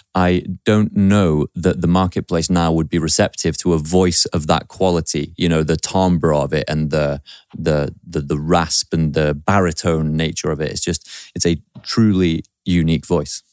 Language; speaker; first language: English; native; English